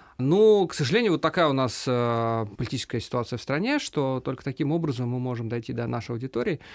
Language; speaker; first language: Russian; native; Russian